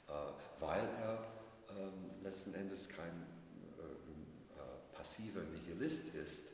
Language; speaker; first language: German; non-native, fluent; English